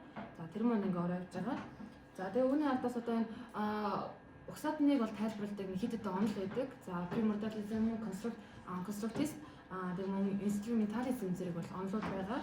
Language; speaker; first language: Mongolian; native; Mongolian